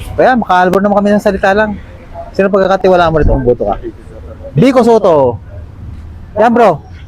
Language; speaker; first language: Filipino; native; Filipino